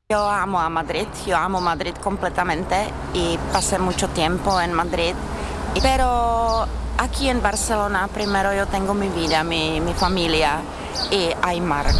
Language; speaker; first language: Spanish; non-native, learner; Czech